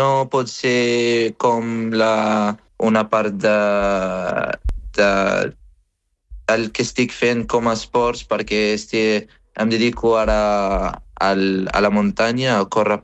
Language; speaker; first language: Catalan; non-native, fluent; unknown